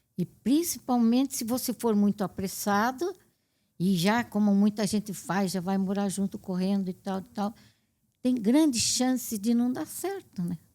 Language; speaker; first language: Portuguese; native; Portuguese